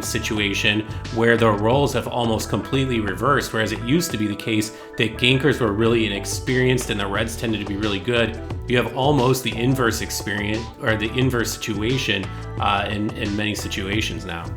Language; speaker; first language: English; native; English